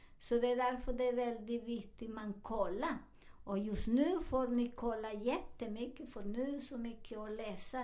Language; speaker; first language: Swedish; non-native, fluent; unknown